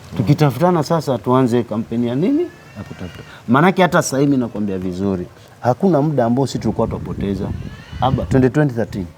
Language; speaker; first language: Swahili; non-native, local second language; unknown